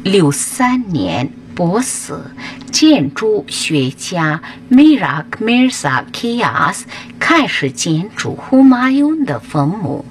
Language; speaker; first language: Chinese; non-native, fluent; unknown